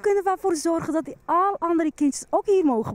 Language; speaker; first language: Dutch; native; Dutch